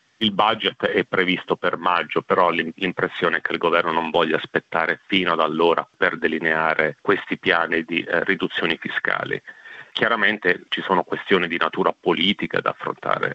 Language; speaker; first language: Italian; native; Italian